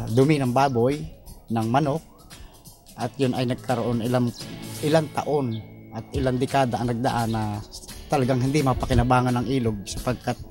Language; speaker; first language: Filipino; native; Filipino